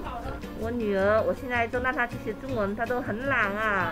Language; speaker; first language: Chinese; non-native, local second language; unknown